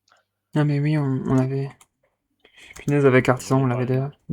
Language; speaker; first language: French; native; French